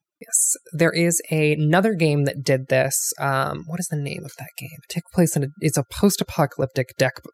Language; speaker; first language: English; native; English